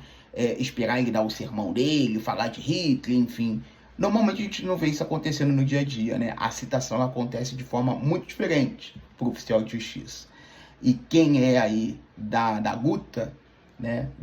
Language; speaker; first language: Portuguese; native; Portuguese